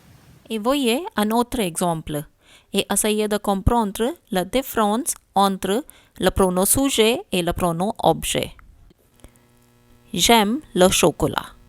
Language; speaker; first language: French; non-native, fluent; Hindi